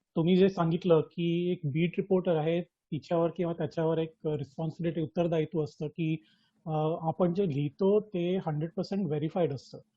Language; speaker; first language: Marathi; native; Marathi